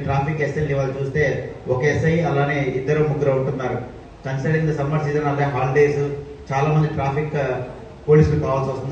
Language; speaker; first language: Telugu; native; Telugu